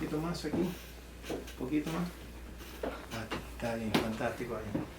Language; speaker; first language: Spanish; early bilingual, heritage; English